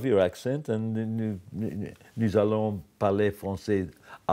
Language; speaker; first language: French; non-native, learner; English